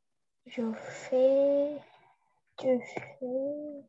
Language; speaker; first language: French; non-native, learner; Russian